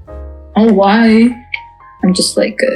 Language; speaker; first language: English; non-native, fluent; Russian